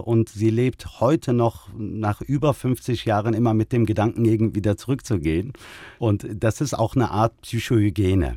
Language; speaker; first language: German; early bilingual, other home language; Turkish